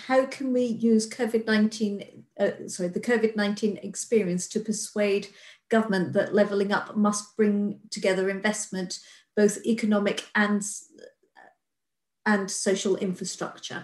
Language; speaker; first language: English; native; English